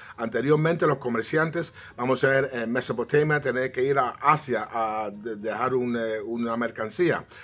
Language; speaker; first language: Spanish; early bilingual, heritage; Spanish